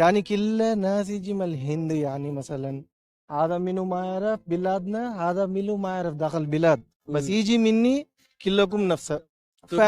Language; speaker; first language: Arabic; non-native, learner; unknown